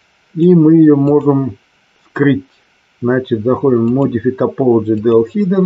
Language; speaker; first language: Russian; native; Russian